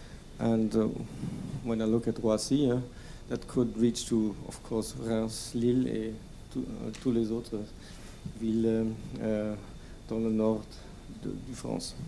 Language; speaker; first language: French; non-native, learner; German